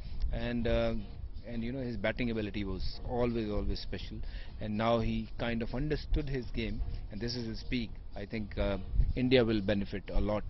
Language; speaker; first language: English; non-native, local second language; Punjabi